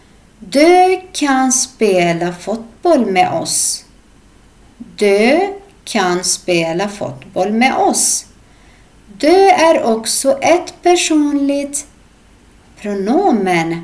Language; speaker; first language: Swedish; non-native, fluent; Arabic